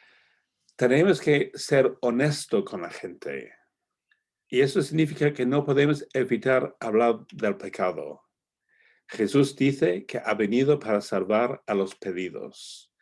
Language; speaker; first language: Spanish; non-native, fluent; English